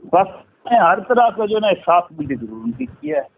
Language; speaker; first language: Urdu; non-native, local second language; Punjabi